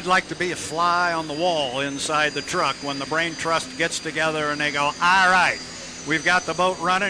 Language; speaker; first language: English; native; English